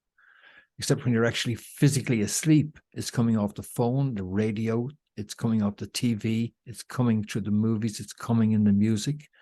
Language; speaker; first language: English; native; English